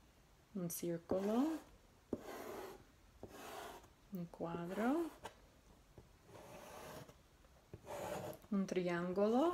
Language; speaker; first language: Spanish; non-native, fluent; English